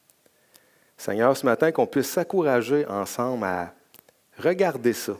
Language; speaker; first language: French; native; French